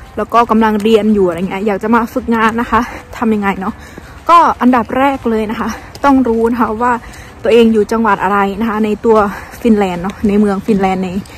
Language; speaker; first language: Thai; native; Thai